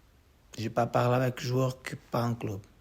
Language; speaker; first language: French; non-native, learner; Portuguese